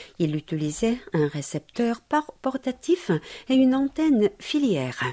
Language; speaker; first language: French; non-native, fluent; Korean